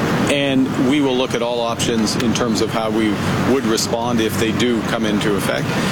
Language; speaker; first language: English; native; English